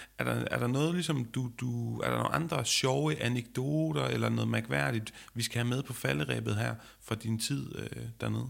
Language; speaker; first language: Danish; native; Danish